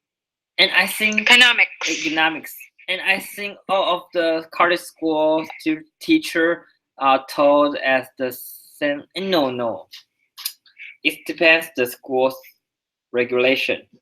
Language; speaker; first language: English; non-native, learner; Chinese